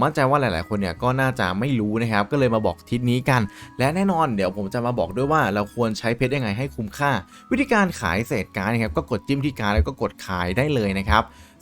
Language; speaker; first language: Thai; native; Thai